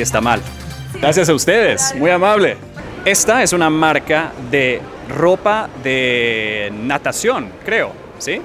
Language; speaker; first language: Spanish; non-native, fluent; English